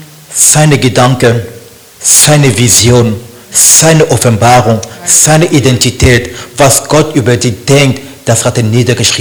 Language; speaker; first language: German; non-native, learner; French